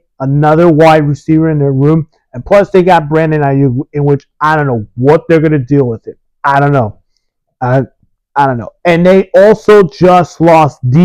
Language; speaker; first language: English; early bilingual, other home language; Spanish